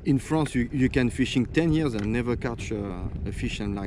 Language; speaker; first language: English; non-native, learner; French